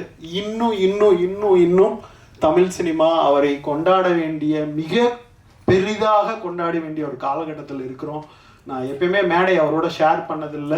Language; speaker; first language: Tamil; native; Tamil